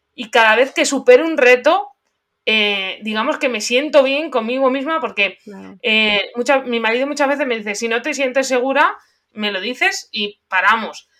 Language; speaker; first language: Spanish; native; Spanish